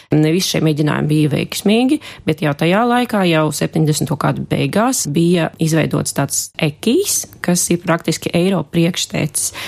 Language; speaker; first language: Latvian; non-native, local second language; Russian